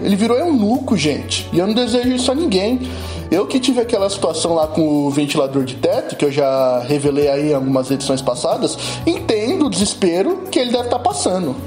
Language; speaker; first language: Portuguese; native; Portuguese